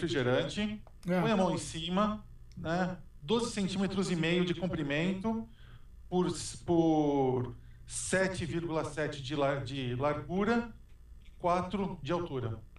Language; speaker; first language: Portuguese; native; Portuguese